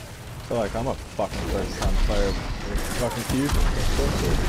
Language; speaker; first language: English; native; English